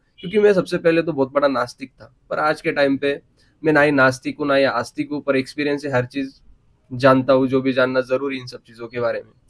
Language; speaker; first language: Hindi; non-native, local second language; Marathi